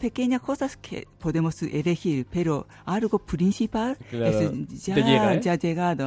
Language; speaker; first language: Spanish; non-native, learner; Japanese